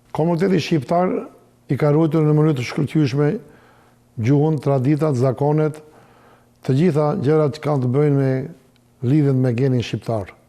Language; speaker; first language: Albanian; native; Albanian